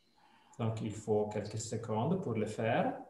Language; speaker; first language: French; non-native, fluent; Italian